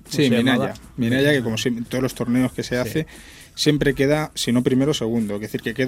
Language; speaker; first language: Spanish; native; Spanish